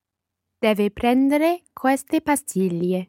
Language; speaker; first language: Italian; non-native, learner; English